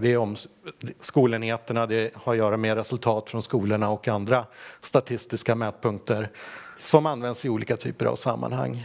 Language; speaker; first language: Swedish; native; Swedish